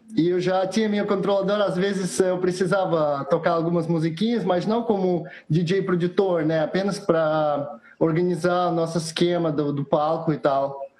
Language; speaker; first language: Portuguese; non-native, fluent; Russian